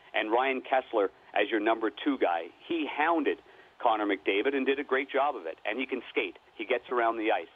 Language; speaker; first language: English; native; English